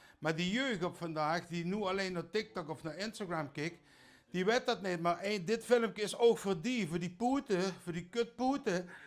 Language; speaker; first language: Dutch; native; Dutch